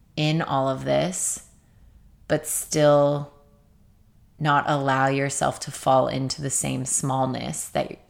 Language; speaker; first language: English; native; English